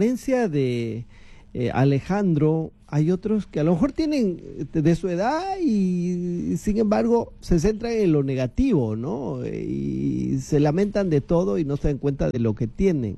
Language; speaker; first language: Spanish; native; Spanish